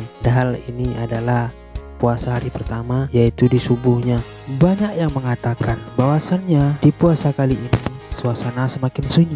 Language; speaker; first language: Indonesian; non-native, local second language; Malay